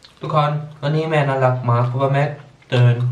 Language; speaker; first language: Thai; early bilingual, heritage; Thai